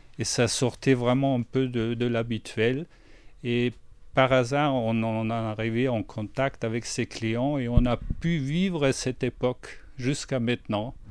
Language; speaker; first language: French; non-native, fluent; German